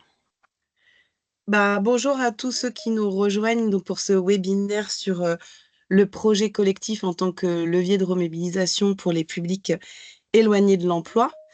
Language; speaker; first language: French; native; French